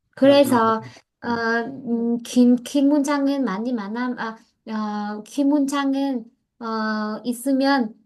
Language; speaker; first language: Korean; non-native, learner; Vietnamese